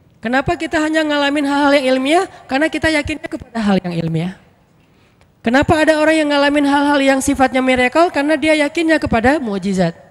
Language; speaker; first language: Indonesian; native; Indonesian